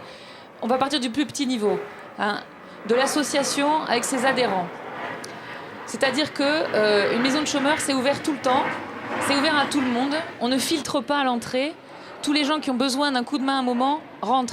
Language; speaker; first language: French; native; French